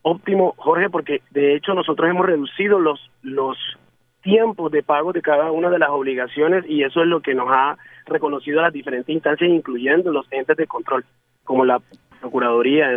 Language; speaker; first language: Spanish; native; Spanish